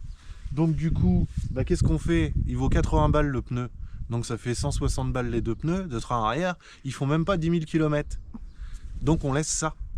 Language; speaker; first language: French; native; French